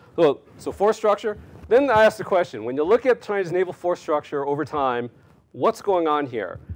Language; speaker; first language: English; native; English